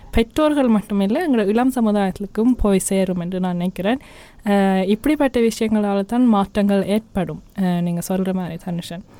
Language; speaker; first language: Tamil; early bilingual, heritage; Tamil